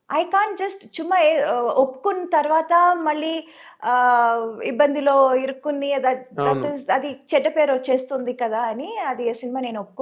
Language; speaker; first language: Telugu; non-native, local second language; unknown